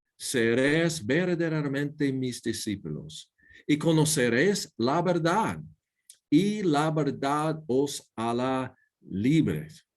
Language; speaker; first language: Spanish; non-native, learner; English